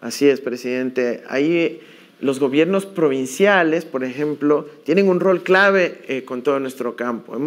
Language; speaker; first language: Spanish; native; Spanish